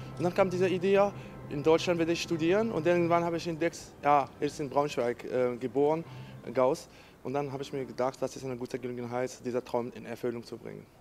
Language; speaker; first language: German; non-native, fluent; Arabic